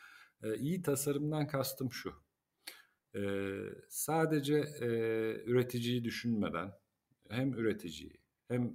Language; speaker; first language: Turkish; native; Turkish